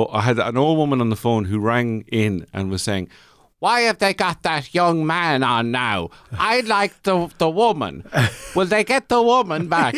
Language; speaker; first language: English; native; English